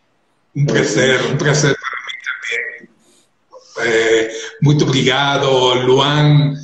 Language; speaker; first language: Portuguese; non-native, learner; Spanish